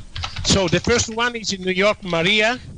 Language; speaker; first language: English; non-native, learner; Italian